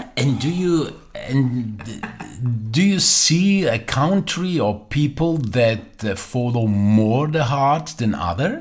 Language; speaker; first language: English; non-native, learner; German